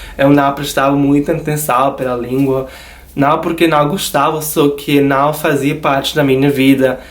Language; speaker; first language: Portuguese; non-native, learner; English